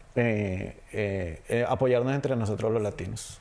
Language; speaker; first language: Spanish; native; Spanish